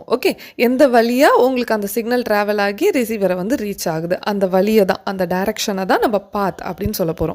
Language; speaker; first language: Tamil; native; Tamil